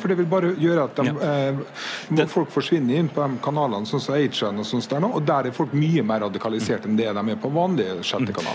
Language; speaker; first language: Norwegian; native; Norwegian